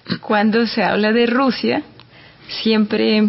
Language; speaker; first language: Spanish; non-native, fluent; Russian